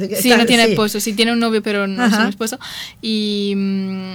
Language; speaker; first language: Spanish; non-native, learner; Italian